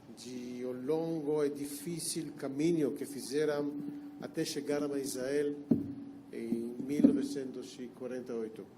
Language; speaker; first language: Portuguese; non-native, fluent; Hebrew